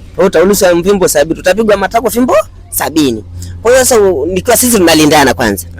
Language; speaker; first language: Swahili; non-native, local second language; Masai